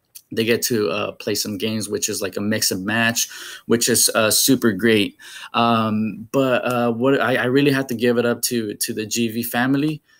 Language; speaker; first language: English; early bilingual, other home language; Spanish